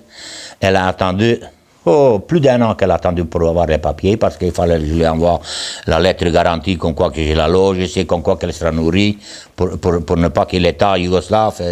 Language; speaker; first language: French; non-native, fluent; Slovenian